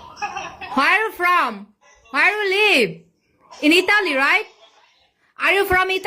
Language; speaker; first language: English; non-native, learner; Bangla